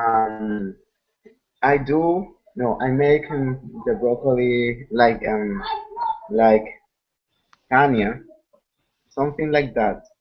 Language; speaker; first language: English; non-native, learner; Spanish